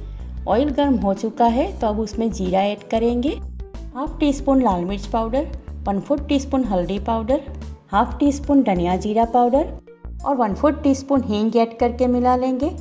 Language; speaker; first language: Hindi; non-native, local second language; Gujarati